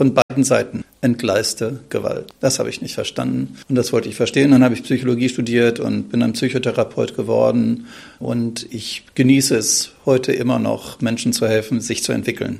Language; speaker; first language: German; native; German